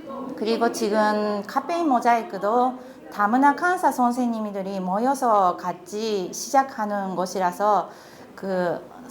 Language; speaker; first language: Korean; non-native, fluent; Japanese